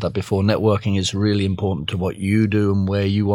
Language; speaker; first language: English; native; English